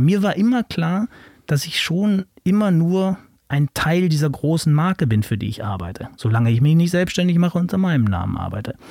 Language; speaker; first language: German; native; German